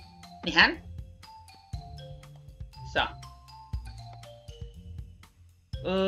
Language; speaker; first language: Japanese; non-native, learner; Spanish